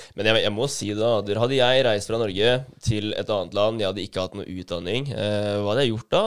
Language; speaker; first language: Norwegian; native; Norwegian